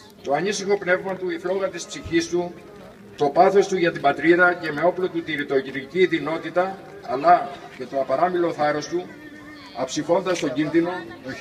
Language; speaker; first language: Greek; native; Greek